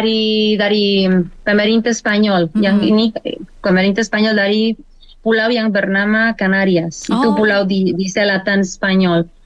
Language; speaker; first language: Indonesian; non-native, learner; Spanish